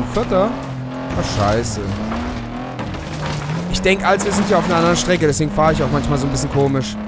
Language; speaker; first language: German; native; German